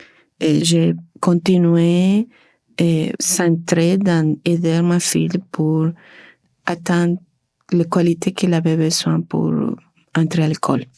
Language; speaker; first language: French; non-native, learner; Spanish